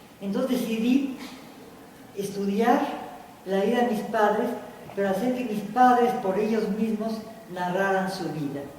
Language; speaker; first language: Spanish; native; Spanish